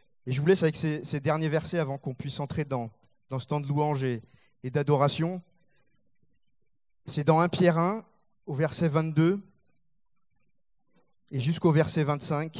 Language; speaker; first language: French; native; French